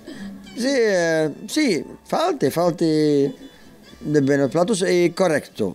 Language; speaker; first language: Spanish; non-native, learner; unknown